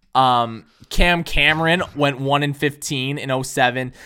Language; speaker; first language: English; native; English